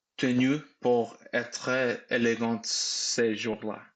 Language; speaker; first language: French; non-native, learner; English